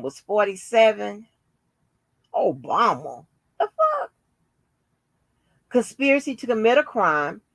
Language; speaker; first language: English; native; English